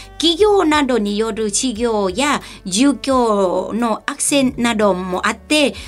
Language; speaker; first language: Japanese; non-native, fluent; Vietnamese